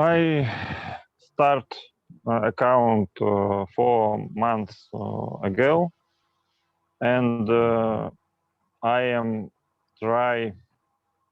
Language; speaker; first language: English; non-native, local second language; Russian